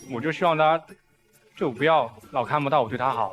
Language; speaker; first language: Chinese; native; Chinese